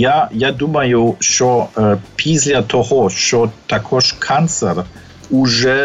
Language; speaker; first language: Ukrainian; non-native, fluent; German